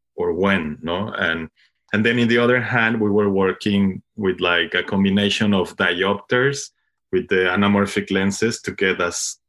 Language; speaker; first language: English; non-native, fluent; Spanish